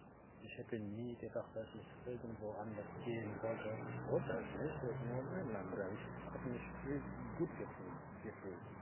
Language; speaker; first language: German; non-native, learner; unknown